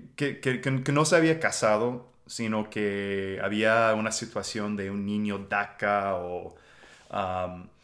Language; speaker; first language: Spanish; non-native, fluent; English